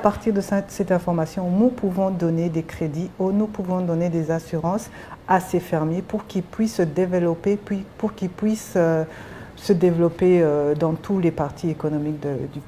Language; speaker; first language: French; non-native, local second language; Kinyarwanda